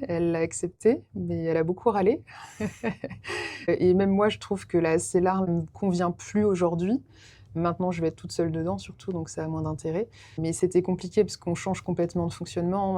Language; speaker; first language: French; native; French